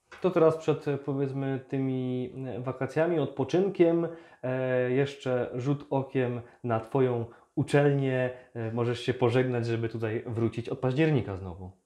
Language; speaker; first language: Polish; native; Polish